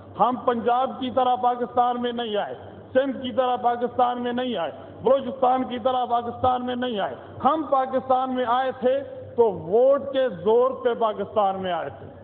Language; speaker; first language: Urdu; non-native, local second language; Northern Hindko